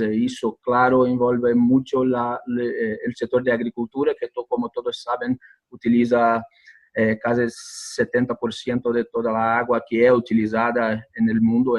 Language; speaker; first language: Spanish; non-native, learner; Portuguese